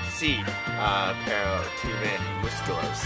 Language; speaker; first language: Spanish; non-native, learner; English